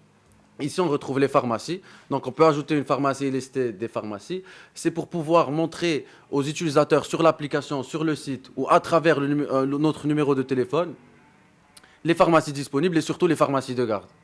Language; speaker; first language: French; non-native, local second language; Arabic